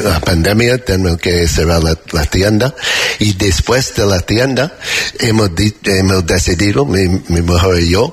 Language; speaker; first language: Spanish; non-native, learner; English